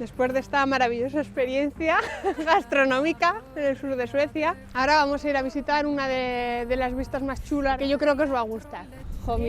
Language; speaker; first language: Spanish; native; Spanish